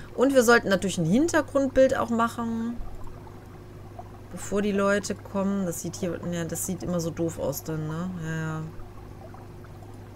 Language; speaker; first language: German; native; German